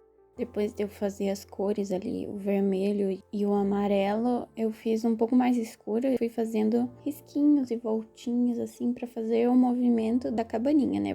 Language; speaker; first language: Portuguese; native; Portuguese